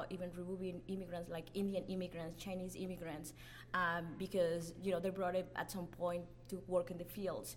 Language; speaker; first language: English; non-native, fluent; Spanish